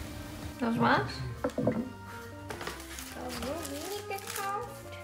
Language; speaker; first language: German; non-native, learner; Korean